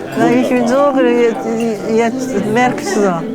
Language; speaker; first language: German; non-native, fluent; Korean